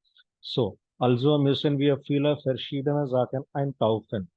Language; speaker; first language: German; non-native, fluent; Hindi